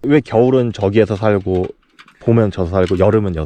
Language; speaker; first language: Korean; native; Korean